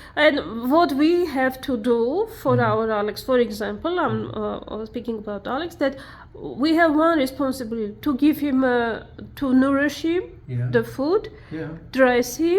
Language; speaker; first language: English; non-native, learner; Armenian